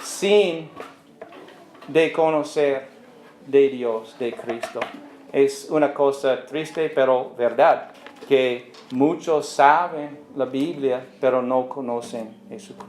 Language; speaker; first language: Spanish; non-native, learner; English